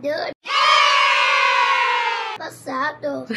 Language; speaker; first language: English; early bilingual, other home language; Filipino